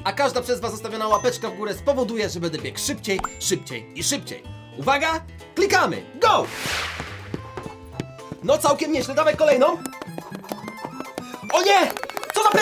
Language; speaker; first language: Polish; native; Polish